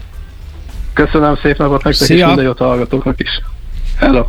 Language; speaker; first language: Hungarian; native; Hungarian